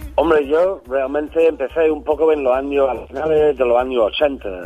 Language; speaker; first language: Spanish; non-native, fluent; English